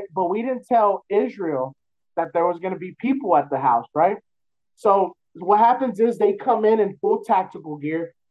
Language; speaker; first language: English; native; English